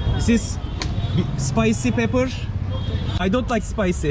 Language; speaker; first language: English; non-native, learner; Turkish